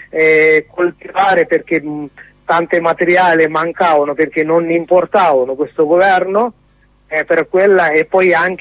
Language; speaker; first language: Italian; non-native, learner; Sinhala